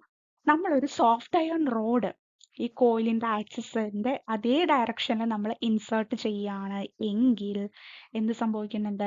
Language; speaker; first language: Malayalam; native; Malayalam